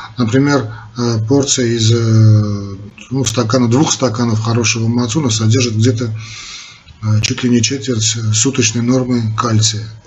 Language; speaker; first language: Russian; non-native, local second language; Armenian